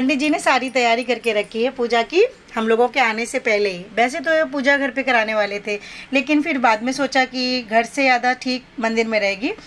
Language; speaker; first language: Hindi; native; Hindi